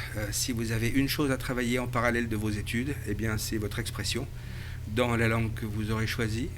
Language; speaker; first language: French; native; French